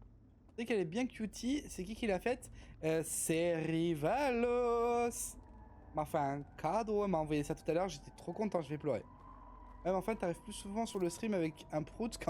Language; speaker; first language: French; native; French